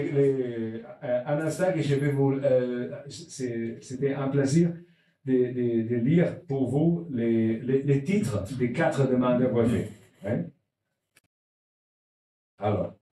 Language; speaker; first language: French; non-native, learner; Italian